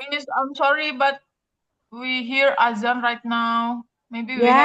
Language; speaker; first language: English; non-native, learner; Indonesian